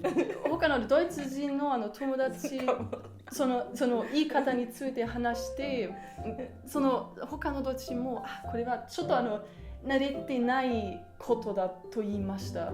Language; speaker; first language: Japanese; non-native, learner; German